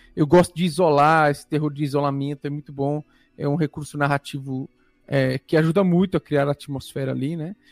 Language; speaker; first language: Portuguese; early bilingual, other home language; Italian